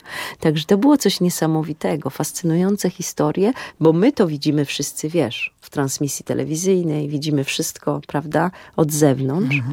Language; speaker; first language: Polish; native; Polish